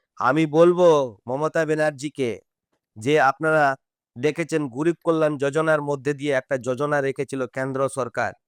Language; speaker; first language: Bangla; non-native, local second language; Santali